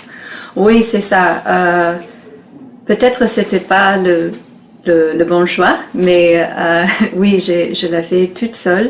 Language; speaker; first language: French; non-native, learner; English